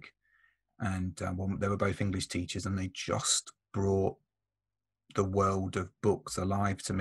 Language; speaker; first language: English; native; English